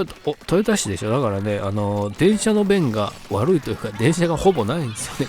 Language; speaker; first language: Japanese; native; Japanese